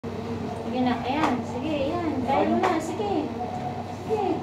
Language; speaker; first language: Filipino; native; Filipino